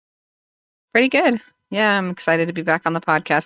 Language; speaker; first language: English; native; English